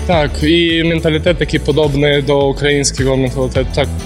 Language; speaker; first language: Polish; non-native, learner; Ukrainian